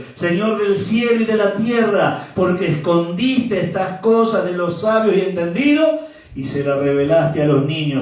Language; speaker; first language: Spanish; native; Spanish